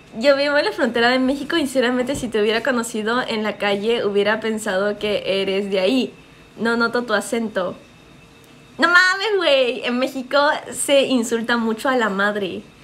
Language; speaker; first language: Spanish; early bilingual, heritage; Spanish